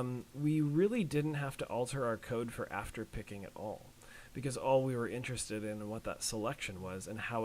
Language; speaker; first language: English; native; English